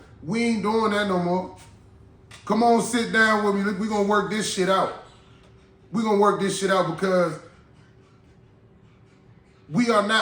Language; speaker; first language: English; native; English